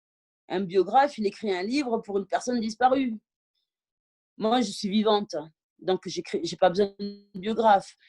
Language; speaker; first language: French; early bilingual, other home language; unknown